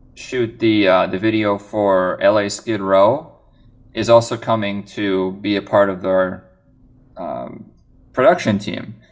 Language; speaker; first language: English; native; English